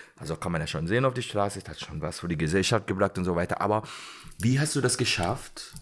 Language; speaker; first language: German; non-native, fluent; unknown